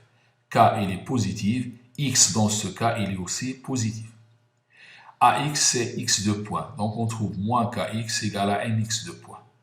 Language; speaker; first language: French; non-native, local second language; Arabic